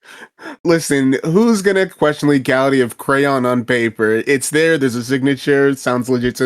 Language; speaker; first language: English; native; English